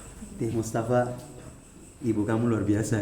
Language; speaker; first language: Indonesian; native; Indonesian